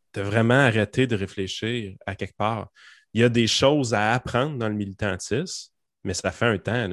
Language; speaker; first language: French; native; French